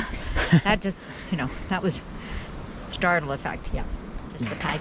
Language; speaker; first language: English; native; English